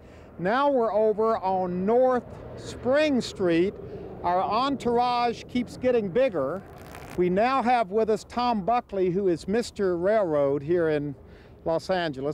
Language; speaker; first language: English; native; English